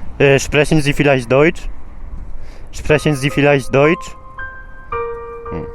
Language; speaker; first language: German; non-native, learner; Polish